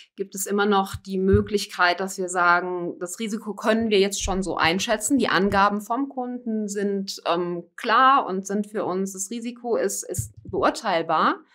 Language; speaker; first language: German; native; German